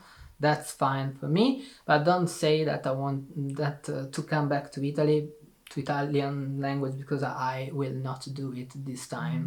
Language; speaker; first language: English; non-native, learner; Italian